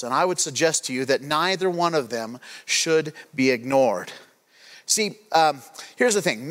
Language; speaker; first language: English; native; English